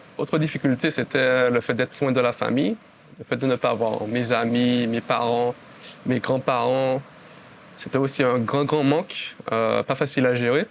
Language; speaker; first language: French; native; French